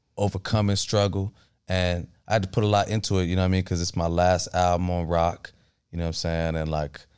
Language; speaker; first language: English; early bilingual, other home language; Akan